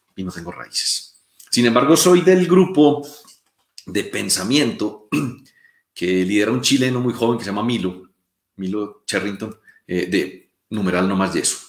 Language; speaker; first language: Spanish; native; Spanish